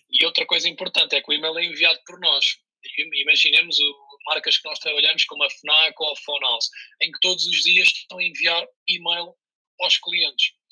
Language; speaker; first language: Portuguese; native; Portuguese